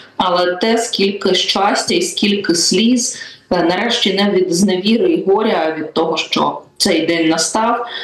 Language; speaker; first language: Ukrainian; native; Ukrainian